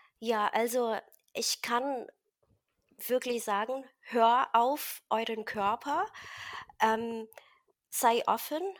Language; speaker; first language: German; non-native, fluent; Filipino